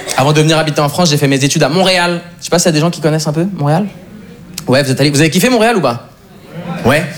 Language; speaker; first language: French; native; French